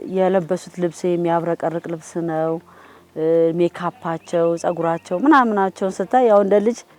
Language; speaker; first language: Amharic; native; Amharic